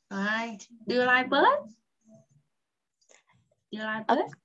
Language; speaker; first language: English; non-native, fluent; Vietnamese